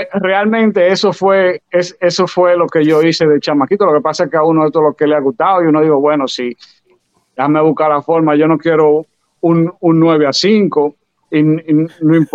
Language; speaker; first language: Spanish; native; Spanish